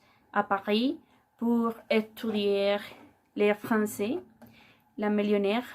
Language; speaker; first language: French; non-native, fluent; Spanish